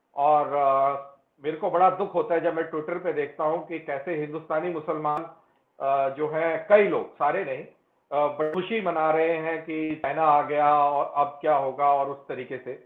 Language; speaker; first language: Hindi; non-native, local second language; Punjabi